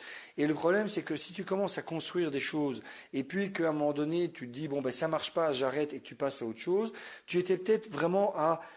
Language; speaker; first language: French; native; French